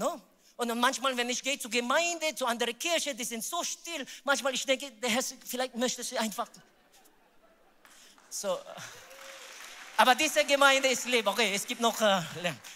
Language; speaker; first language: German; non-native, learner; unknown